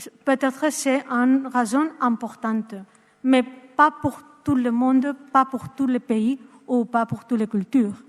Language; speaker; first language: French; non-native, learner; Spanish